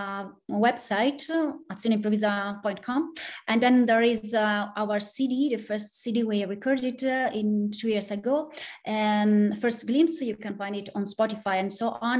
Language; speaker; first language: English; non-native, fluent; Italian